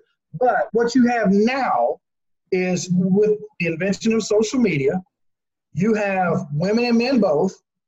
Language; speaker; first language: English; native; English